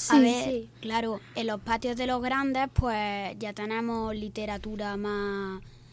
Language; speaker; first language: Spanish; native; Spanish